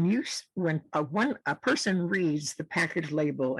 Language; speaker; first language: English; native; English